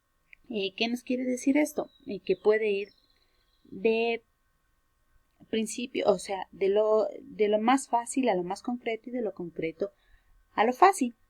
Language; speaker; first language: Spanish; native; Spanish